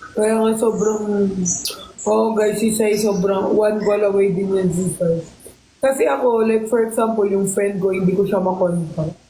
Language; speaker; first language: Filipino; native; Filipino